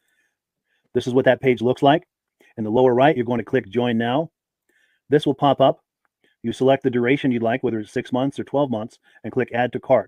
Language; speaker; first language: English; native; English